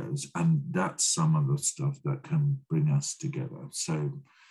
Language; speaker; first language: English; native; English